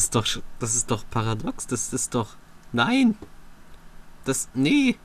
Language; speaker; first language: German; native; German